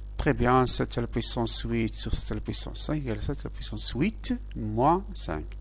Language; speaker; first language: French; non-native, local second language; Arabic